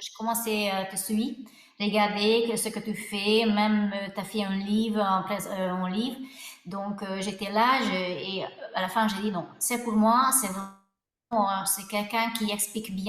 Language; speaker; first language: French; non-native, fluent; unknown